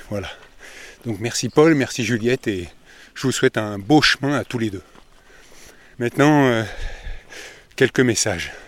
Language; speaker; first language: French; native; French